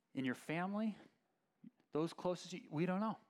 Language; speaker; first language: English; native; English